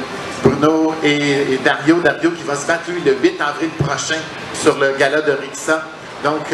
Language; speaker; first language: French; native; French